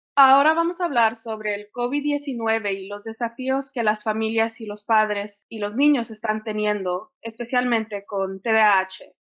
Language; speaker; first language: Spanish; early bilingual, heritage; Spanish